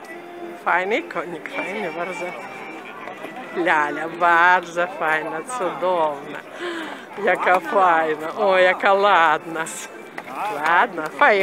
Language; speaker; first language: Polish; non-native, fluent; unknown